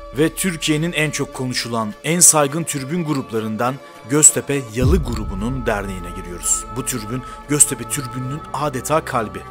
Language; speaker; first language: Turkish; native; Turkish